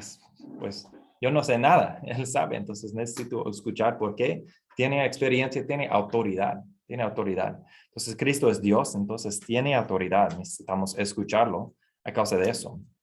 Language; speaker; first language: Spanish; non-native, fluent; English